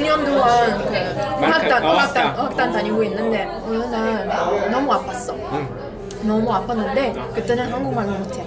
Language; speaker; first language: Korean; non-native, learner; Arabic